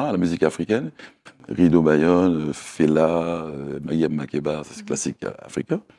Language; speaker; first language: French; native; French